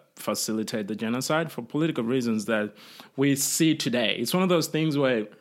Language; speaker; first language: English; non-native, local second language; Kinyarwanda